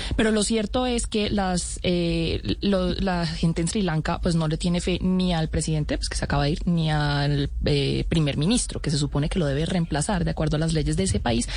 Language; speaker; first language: Spanish; native; Spanish